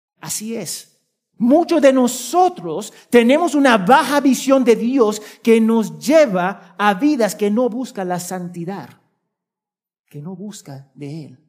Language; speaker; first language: Spanish; early bilingual, heritage; Spanish